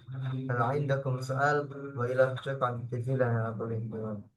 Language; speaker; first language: Arabic; non-native, learner; Indonesian